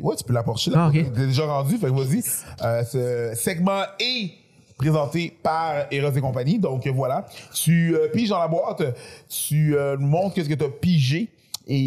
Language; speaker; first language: French; native; French